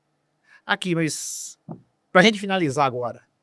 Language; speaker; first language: Portuguese; native; Portuguese